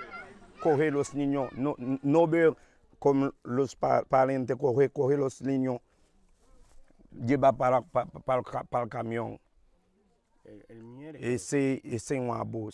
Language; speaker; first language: Spanish; non-native, learner; Haitian Creole